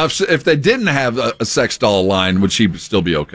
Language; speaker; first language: English; native; English